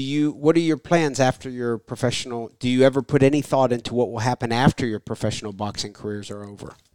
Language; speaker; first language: English; native; English